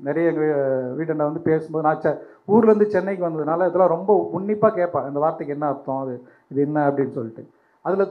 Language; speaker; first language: Tamil; native; Tamil